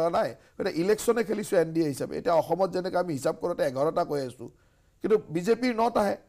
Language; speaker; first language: Assamese; native; Assamese